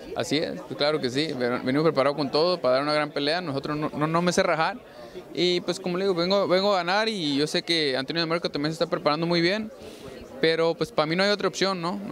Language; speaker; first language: Spanish; early bilingual, heritage; Spanish